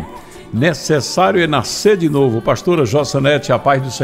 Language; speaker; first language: Portuguese; native; Portuguese